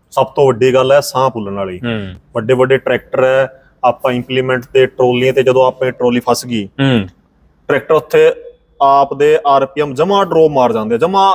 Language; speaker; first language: Punjabi; non-native, local second language; Haryanvi